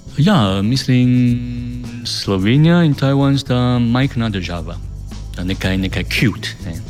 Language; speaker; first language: Slovenian; non-native, learner; Chinese